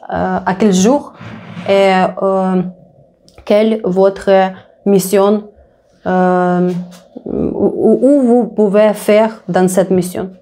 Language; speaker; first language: French; non-native, learner; Russian